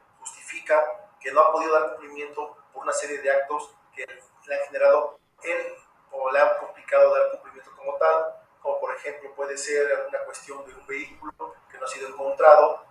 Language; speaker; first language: Spanish; native; Spanish